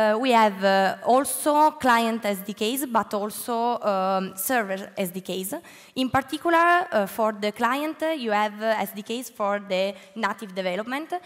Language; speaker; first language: English; non-native, learner; Italian